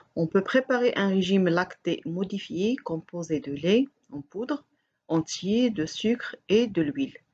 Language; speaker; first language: French; non-native, local second language; Arabic